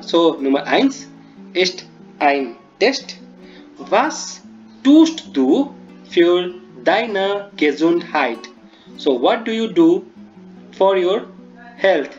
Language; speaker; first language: English; non-native, local second language; Hindi